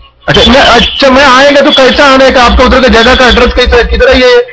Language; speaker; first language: Hindi; non-native, local second language; Malayalam